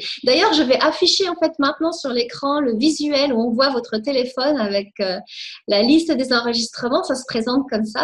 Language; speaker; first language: French; native; French